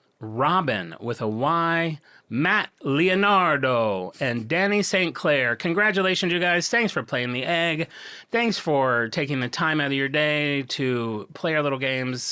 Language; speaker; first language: English; native; English